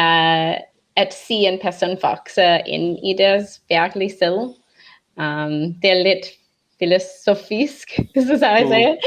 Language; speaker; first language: Danish; non-native, learner; English